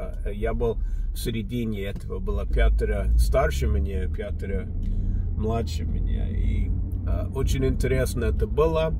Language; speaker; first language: Russian; non-native, fluent; English